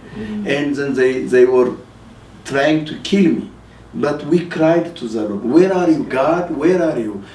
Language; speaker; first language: English; non-native, fluent; Amharic